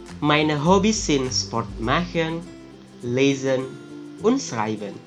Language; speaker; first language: German; non-native, fluent; Javanese